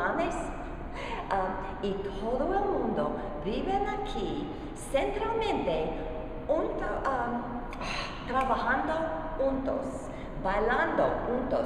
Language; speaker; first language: Spanish; non-native, learner; English